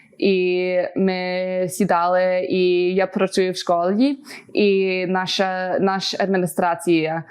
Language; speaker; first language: Ukrainian; early bilingual, heritage; Ukrainian